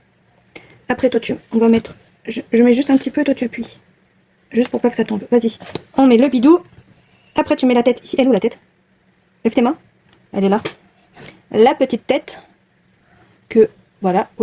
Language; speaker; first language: French; native; French